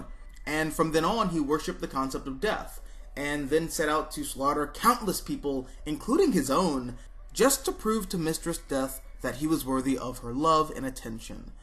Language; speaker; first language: English; native; English